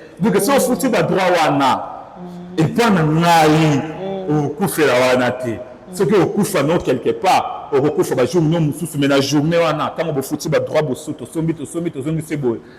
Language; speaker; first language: Lingala; non-native, local second language; Kongo